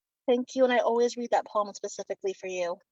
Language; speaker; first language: English; native; English